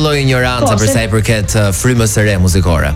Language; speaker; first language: Albanian; native; Albanian